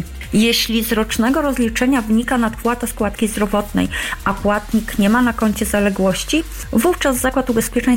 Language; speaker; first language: Polish; native; Polish